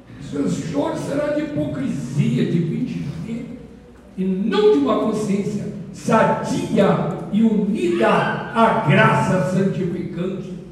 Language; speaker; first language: Portuguese; native; Portuguese